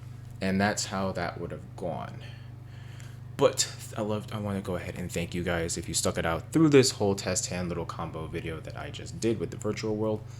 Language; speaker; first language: English; native; English